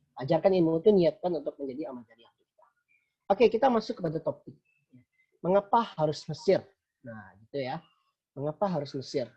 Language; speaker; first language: Indonesian; non-native, local second language; Minangkabau